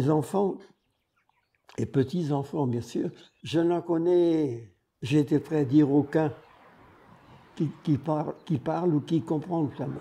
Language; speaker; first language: French; non-native, local second language; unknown